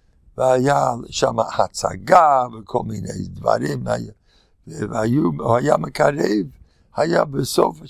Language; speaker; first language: Hebrew; non-native, fluent; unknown